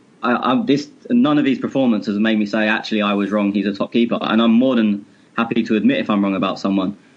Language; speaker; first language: English; native; English